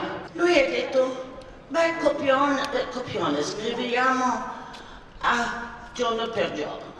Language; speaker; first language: Italian; non-native, fluent; Swedish